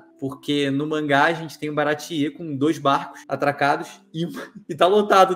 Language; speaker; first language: Portuguese; native; Portuguese